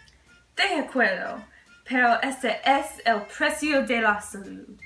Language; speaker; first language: Spanish; non-native, learner; English